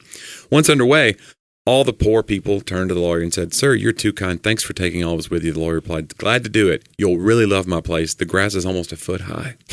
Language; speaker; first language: English; native; English